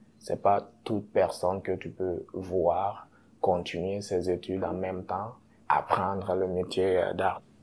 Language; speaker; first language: French; non-native, local second language; Susu